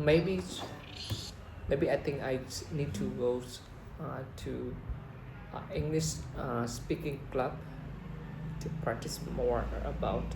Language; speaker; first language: English; non-native, learner; Vietnamese